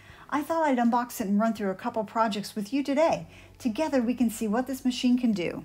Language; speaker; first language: English; native; English